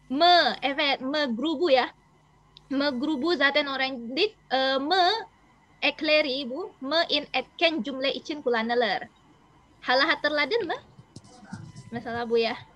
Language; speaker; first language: Turkish; non-native, learner; Indonesian